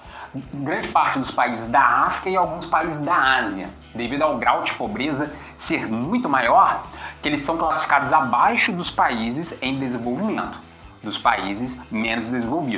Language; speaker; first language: Portuguese; native; Portuguese